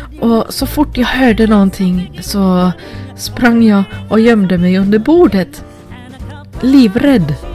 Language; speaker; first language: Swedish; early bilingual, other home language; Finnish